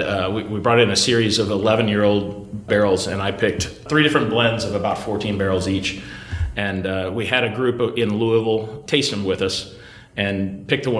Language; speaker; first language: English; native; English